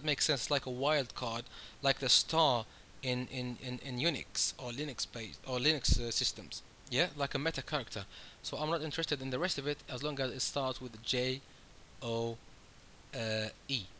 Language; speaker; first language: English; non-native, fluent; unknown